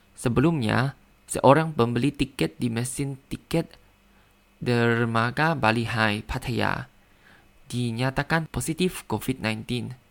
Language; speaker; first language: Indonesian; non-native, learner; Thai